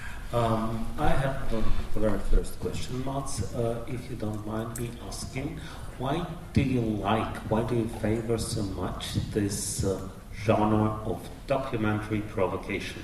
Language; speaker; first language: English; non-native, fluent; Russian